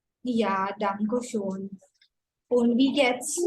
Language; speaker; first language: German; non-native, fluent; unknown